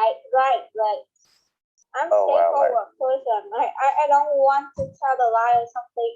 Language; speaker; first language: English; non-native, learner; Vietnamese